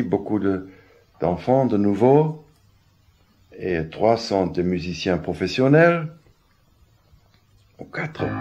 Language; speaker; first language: French; non-native, fluent; German